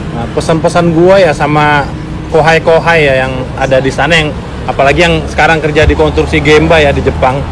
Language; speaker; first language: Indonesian; native; Indonesian